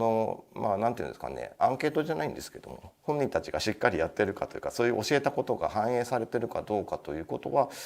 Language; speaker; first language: Japanese; native; Japanese